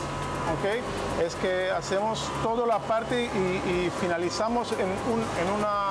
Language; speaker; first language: Spanish; non-native, learner; Hebrew